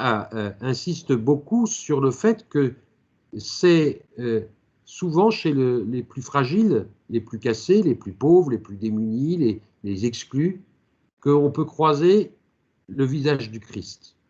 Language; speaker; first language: French; native; French